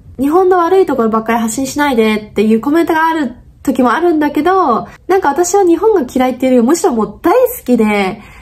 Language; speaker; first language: Japanese; non-native, fluent; German